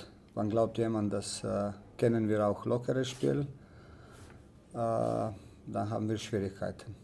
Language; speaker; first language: German; non-native, learner; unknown